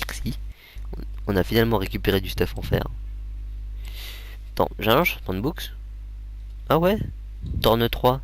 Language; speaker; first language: French; native; French